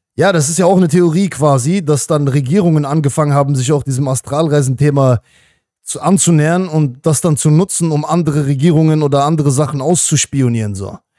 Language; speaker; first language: German; native; German